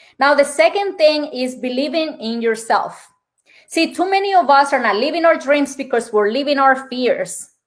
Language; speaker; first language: English; non-native, fluent; Spanish